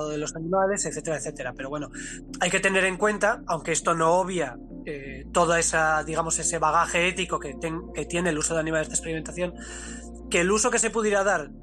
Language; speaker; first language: Spanish; native; Spanish